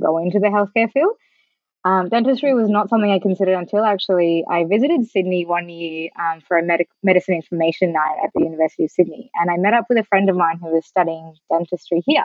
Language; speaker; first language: English; non-native, local second language; Sinhala